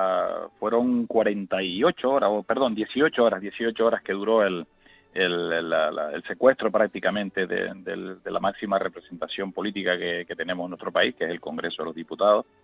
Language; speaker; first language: Spanish; native; Spanish